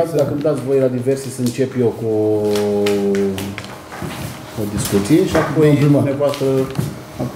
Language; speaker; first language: Romanian; native; Romanian